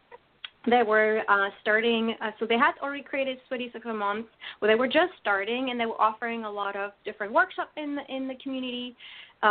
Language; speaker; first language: English; non-native, fluent; French